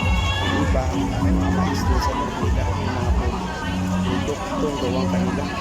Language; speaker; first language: Filipino; non-native, local second language; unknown